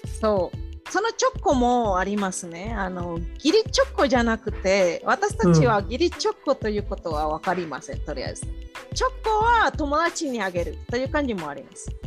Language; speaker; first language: Japanese; non-native, fluent; Spanish